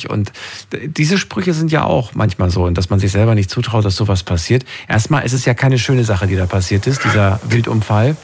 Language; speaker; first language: German; native; German